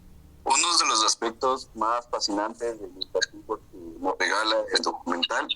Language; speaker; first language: Spanish; native; Spanish